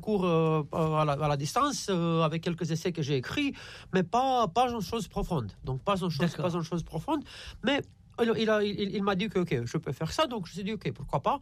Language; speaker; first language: French; non-native, fluent; Romanian